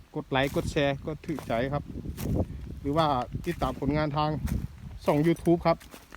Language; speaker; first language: Thai; native; Thai